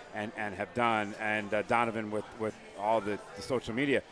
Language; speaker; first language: English; native; English